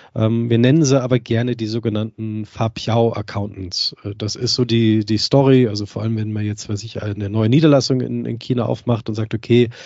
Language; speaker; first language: German; native; German